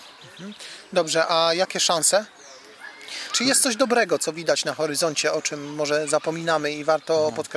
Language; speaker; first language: Polish; native; Polish